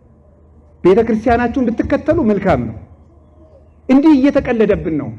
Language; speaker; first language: Amharic; native; Amharic